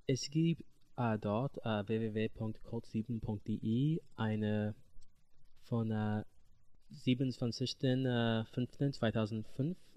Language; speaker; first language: German; non-native, learner; English